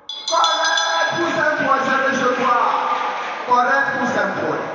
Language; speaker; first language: French; non-native, fluent; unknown